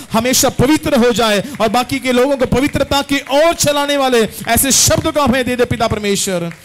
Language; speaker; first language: Hindi; non-native, local second language; Tamil